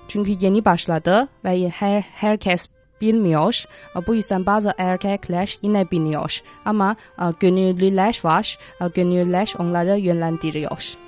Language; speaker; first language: Turkish; non-native, fluent; Chinese